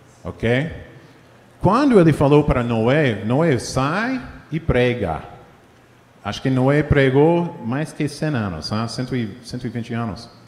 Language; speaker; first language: Portuguese; non-native, fluent; English